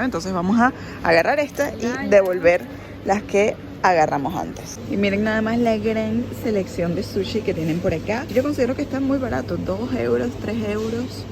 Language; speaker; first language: Spanish; native; Spanish